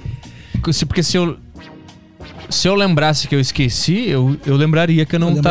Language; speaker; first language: Portuguese; native; Portuguese